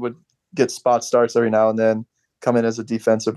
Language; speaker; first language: English; native; English